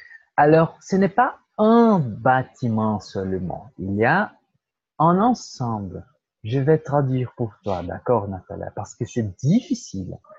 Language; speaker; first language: French; non-native, fluent; Portuguese